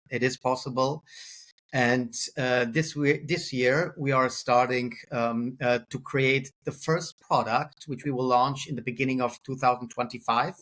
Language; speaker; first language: English; non-native, fluent; German